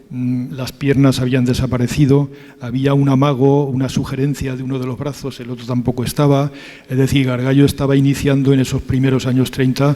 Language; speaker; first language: Spanish; native; Spanish